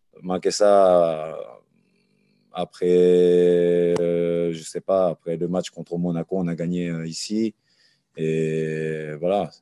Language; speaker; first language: French; non-native, learner; Japanese